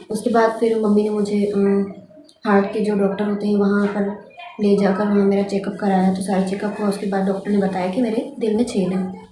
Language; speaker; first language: Hindi; native; Hindi